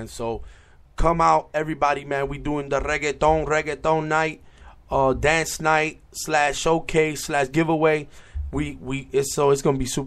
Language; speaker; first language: English; native; English